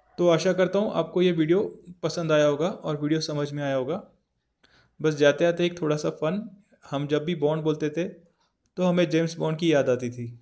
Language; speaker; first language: Hindi; native; Hindi